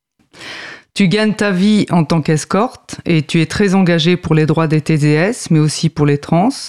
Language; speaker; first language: French; native; French